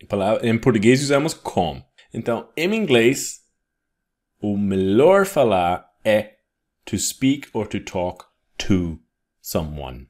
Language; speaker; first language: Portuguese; non-native, fluent; English